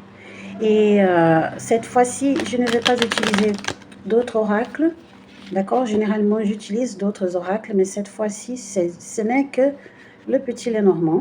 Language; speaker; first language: French; non-native, fluent; Portuguese